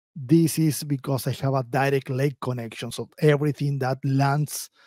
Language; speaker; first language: English; non-native, fluent; Spanish